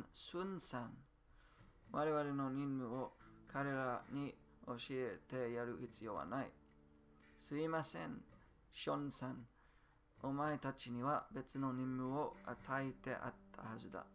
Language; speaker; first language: Japanese; non-native, learner; English